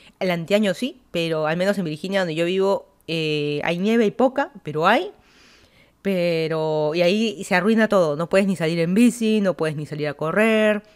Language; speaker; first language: Spanish; native; Spanish